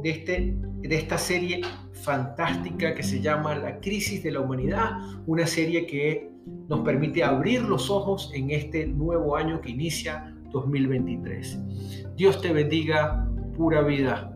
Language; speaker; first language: Spanish; native; Spanish